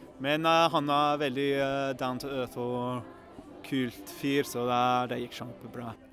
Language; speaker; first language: Norwegian; non-native, learner; English